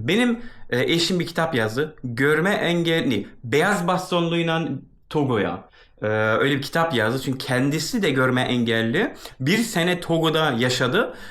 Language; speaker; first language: Turkish; early bilingual, heritage; Turkish